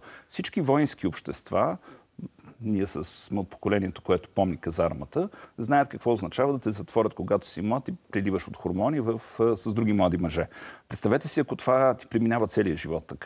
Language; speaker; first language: Bulgarian; native; Bulgarian